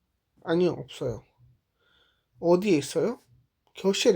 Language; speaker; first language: Korean; non-native, fluent; Hindi